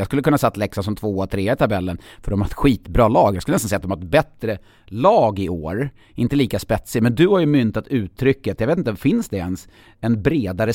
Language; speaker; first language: Swedish; native; Swedish